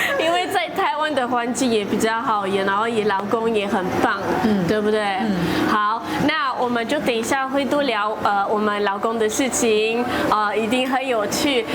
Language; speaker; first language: Chinese; non-native, fluent; French